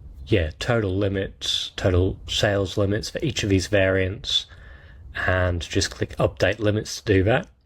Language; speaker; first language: English; native; English